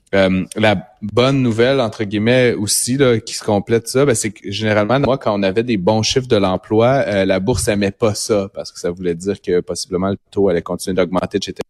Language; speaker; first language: French; native; French